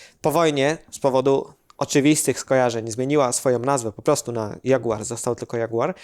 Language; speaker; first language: Polish; native; Polish